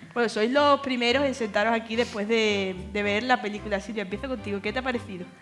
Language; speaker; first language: Spanish; native; Spanish